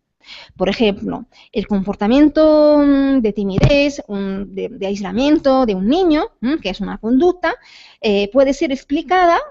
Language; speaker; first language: Spanish; native; Spanish